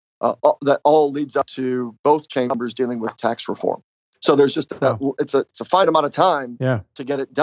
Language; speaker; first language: English; native; English